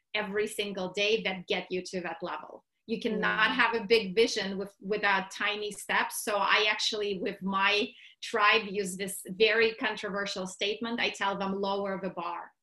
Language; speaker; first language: English; non-native, fluent; Russian